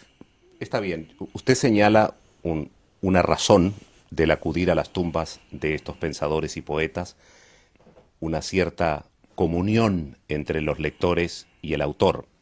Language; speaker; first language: Spanish; native; Spanish